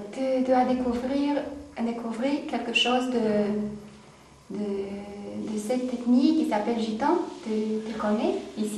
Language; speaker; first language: French; non-native, learner; Romanian